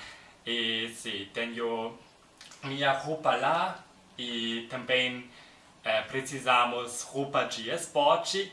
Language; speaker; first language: Portuguese; non-native, fluent; German